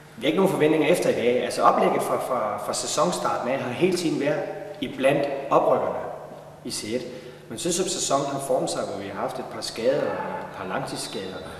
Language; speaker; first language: Danish; native; Danish